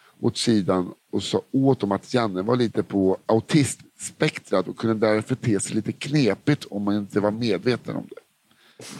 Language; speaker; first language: Swedish; native; Swedish